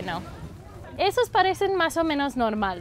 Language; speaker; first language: Spanish; non-native, learner; English